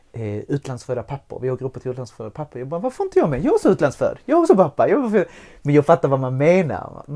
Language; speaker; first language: Swedish; early bilingual, other home language; Spanish